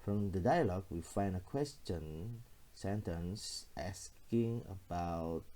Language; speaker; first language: English; non-native, fluent; Indonesian